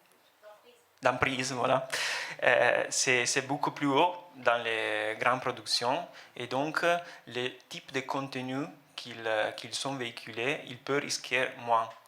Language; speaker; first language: French; non-native, fluent; Italian